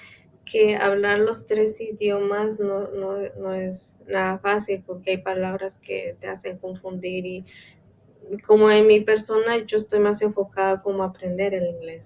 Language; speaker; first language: Spanish; non-native, local second language; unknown